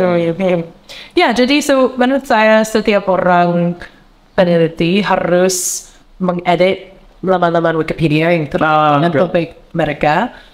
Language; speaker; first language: Indonesian; non-native, learner; English